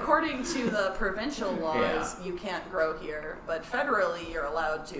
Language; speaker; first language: English; native; English